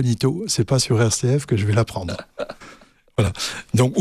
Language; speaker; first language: French; native; French